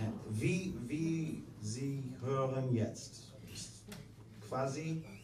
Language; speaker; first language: German; non-native, learner; English